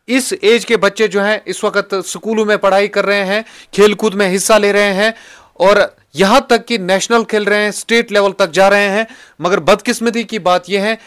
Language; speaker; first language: Hindi; non-native, local second language; Kashmiri